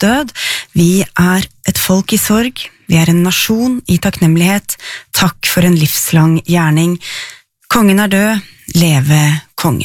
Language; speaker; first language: Norwegian; native; Norwegian